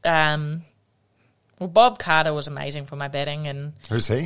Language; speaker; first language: English; native; English